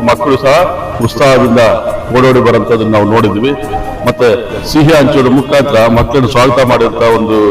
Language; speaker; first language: Kannada; native; Kannada